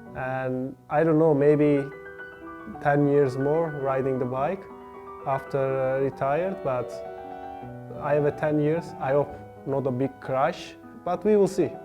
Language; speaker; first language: English; non-native, learner; Turkish